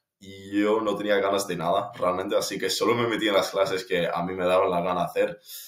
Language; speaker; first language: Spanish; non-native, fluent; English